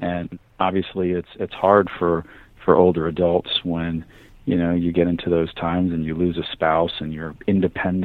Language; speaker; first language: English; native; English